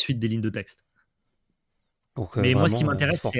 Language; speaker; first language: French; native; French